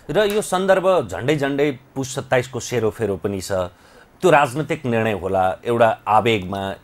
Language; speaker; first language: Nepali; native; Nepali